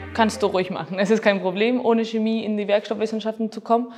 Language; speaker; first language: German; non-native, fluent; Spanish